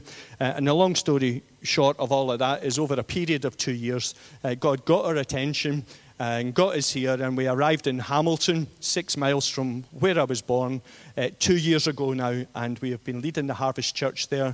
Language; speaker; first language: English; native; English